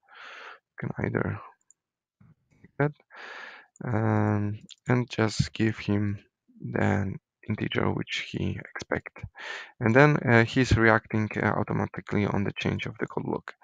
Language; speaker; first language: English; non-native, fluent; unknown